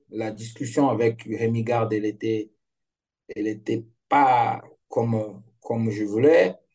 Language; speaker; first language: French; non-native, fluent; Portuguese